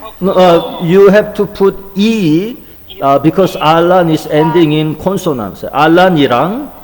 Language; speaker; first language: English; non-native, fluent; Korean